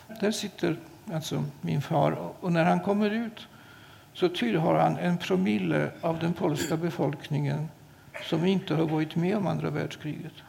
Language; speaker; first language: Swedish; non-native, fluent; Polish